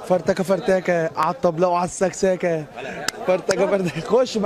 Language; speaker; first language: Arabic; native; Arabic